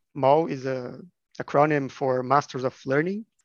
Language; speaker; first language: English; non-native, fluent; Portuguese